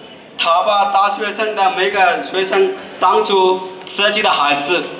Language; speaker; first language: Chinese; non-native, learner; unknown